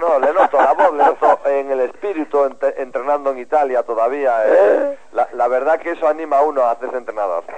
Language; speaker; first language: Spanish; native; Spanish